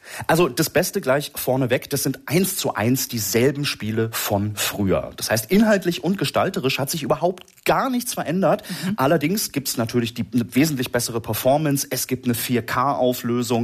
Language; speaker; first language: German; native; German